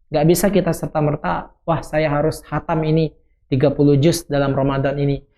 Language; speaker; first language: Indonesian; native; Indonesian